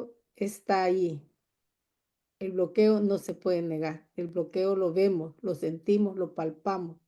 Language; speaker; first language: Spanish; native; Spanish